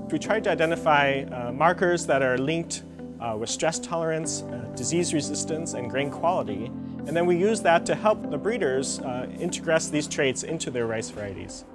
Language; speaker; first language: English; native; English